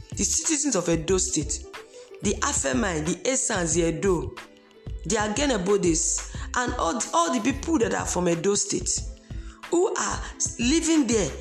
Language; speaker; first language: English; non-native, local second language; Esan